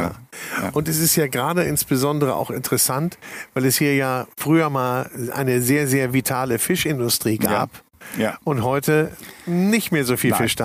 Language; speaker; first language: German; native; German